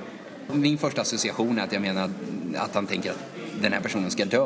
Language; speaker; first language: Swedish; native; Swedish